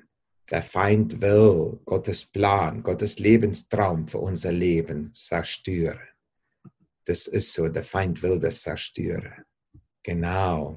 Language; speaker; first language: German; non-native, fluent; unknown